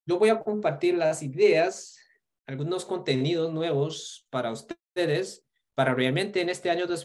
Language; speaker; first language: Spanish; non-native, fluent; Korean